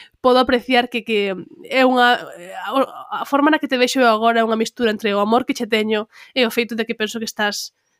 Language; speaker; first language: Galician; non-native, local second language; Spanish